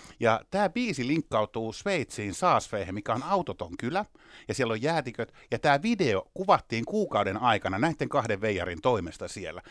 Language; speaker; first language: Finnish; native; Finnish